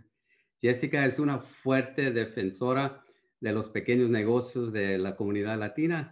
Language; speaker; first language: Spanish; early bilingual, heritage; Spanish